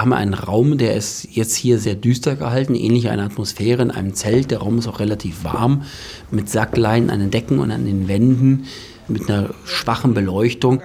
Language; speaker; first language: German; native; German